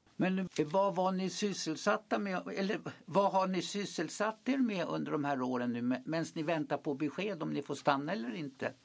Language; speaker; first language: Swedish; native; Swedish